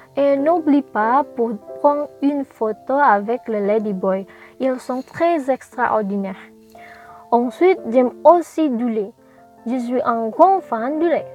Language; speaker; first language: French; non-native, learner; Indonesian